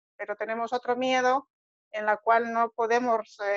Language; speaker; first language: Spanish; native; Spanish